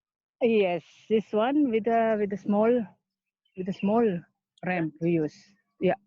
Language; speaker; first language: English; non-native, learner; Indonesian